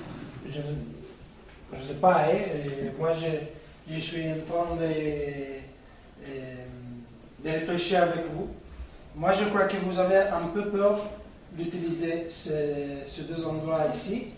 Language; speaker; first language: French; non-native, fluent; Italian